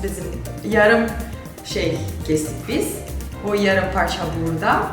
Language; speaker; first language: Turkish; non-native, fluent; Portuguese